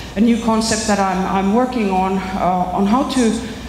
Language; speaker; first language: English; non-native, fluent; Finnish